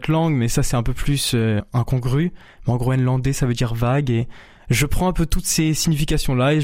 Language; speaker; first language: French; native; French